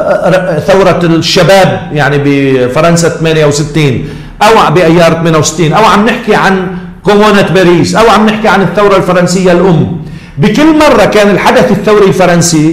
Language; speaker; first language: Arabic; native; Arabic